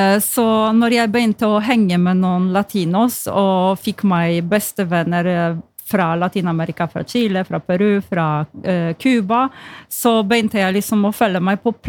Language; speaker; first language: Norwegian; non-native, fluent; Polish